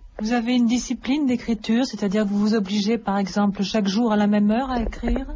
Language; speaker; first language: French; native; French